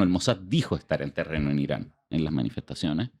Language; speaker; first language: Spanish; native; Spanish